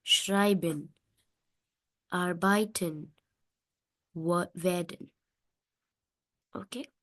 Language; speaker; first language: German; non-native, fluent; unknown